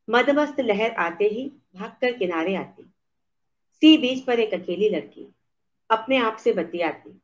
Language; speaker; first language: Hindi; native; Hindi